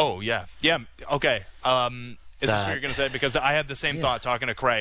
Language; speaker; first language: English; native; English